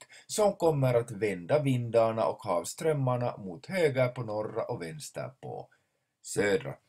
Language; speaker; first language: Swedish; native; Swedish